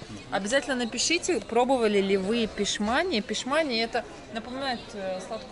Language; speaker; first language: Russian; native; Russian